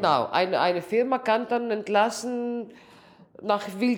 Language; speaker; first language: German; non-native, local second language; Greek